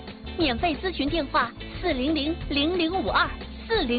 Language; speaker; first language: Chinese; native; Chinese